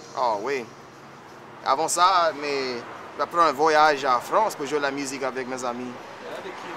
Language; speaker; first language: French; non-native, fluent; English